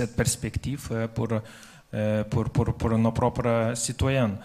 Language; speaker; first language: French; non-native, fluent; Lithuanian